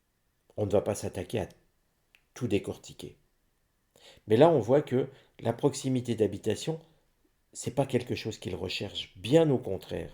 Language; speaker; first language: French; native; French